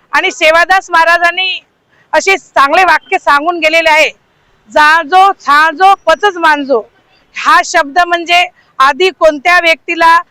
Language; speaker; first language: Marathi; non-native, local second language; Lambadi